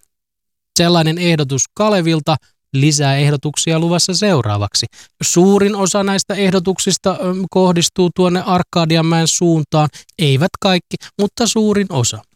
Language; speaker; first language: Finnish; native; Finnish